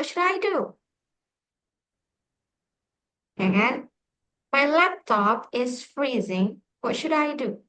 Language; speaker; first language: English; non-native, fluent; Indonesian